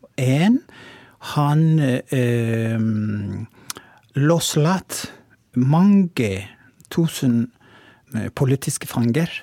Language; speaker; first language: Norwegian; non-native, learner; Oromo